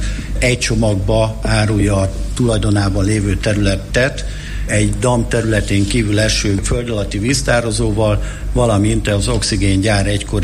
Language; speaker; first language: Hungarian; native; Hungarian